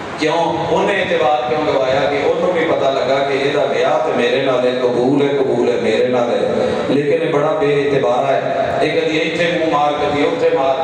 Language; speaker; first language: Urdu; non-native, local second language; Punjabi